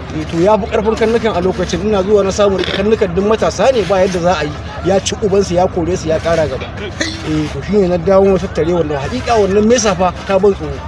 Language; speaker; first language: Hausa; non-native, local second language; Fula